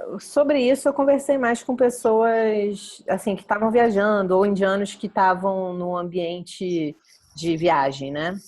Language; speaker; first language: Portuguese; native; Portuguese